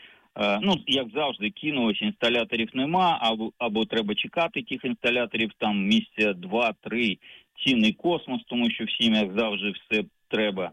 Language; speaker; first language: Ukrainian; native; Ukrainian